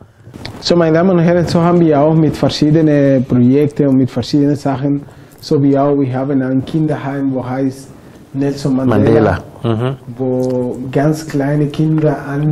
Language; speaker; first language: German; non-native, fluent; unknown